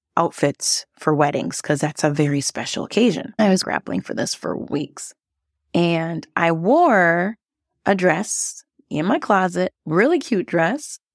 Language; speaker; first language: English; early bilingual, other home language; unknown